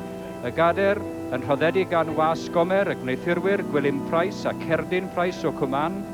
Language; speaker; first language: Welsh; native; Welsh